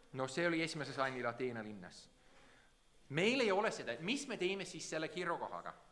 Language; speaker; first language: Estonian; early bilingual, heritage; Estonian